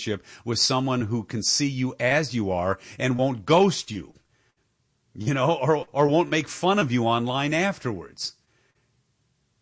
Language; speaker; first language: English; native; English